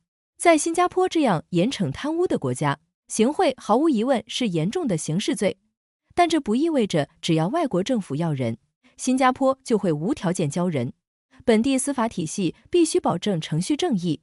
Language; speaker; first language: Chinese; native; Chinese